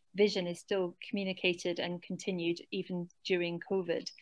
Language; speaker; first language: English; native; English